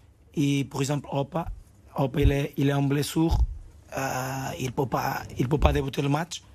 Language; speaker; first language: French; non-native, fluent; Portuguese